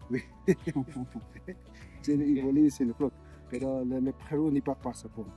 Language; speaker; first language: French; non-native, learner; Aymara